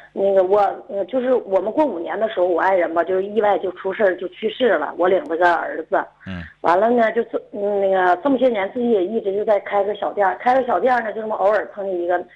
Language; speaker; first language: Chinese; native; Chinese